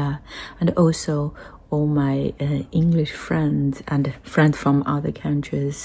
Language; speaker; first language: English; non-native, fluent; Chinese